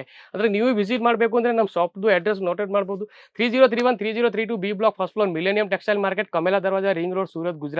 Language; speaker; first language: Kannada; non-native, local second language; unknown